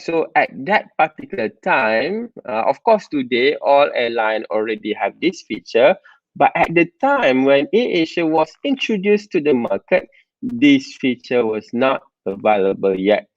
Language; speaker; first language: English; non-native, local second language; Malay